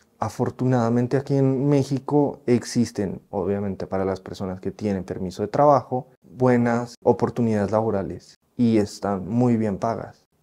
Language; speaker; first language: Spanish; native; Spanish